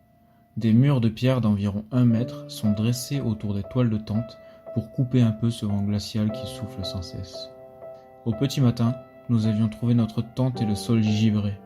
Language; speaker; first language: French; native; French